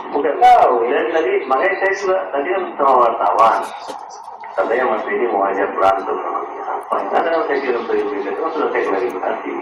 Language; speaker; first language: Indonesian; native; Indonesian